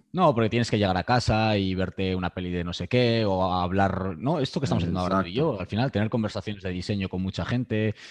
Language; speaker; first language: Spanish; native; Spanish